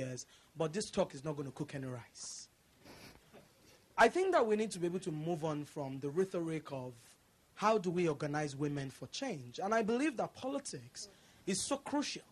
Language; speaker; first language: English; non-native, local second language; Yoruba